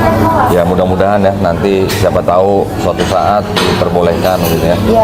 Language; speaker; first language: Indonesian; native; Indonesian